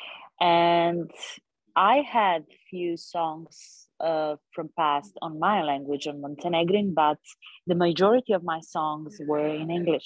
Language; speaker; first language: English; non-native, fluent; Serbian